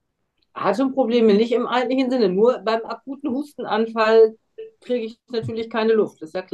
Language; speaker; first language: German; native; German